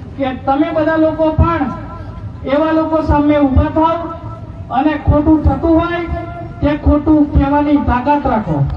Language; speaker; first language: Gujarati; non-native, local second language; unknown